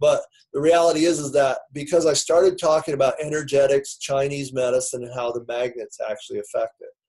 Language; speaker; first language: English; native; English